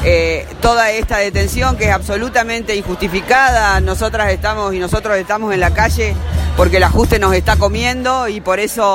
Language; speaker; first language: Spanish; native; Spanish